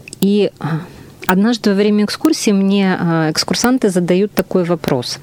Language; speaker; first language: Russian; native; Russian